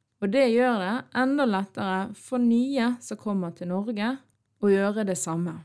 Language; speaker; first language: Norwegian; early bilingual, other home language; Arabic